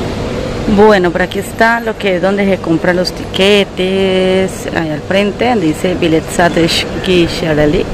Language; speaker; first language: Spanish; native; Spanish